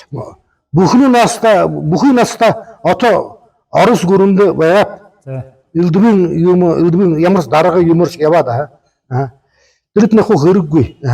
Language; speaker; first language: Mongolian; non-native, learner; Buriat